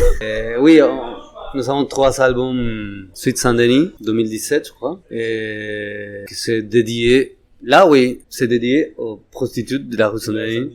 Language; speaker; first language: French; non-native, fluent; Spanish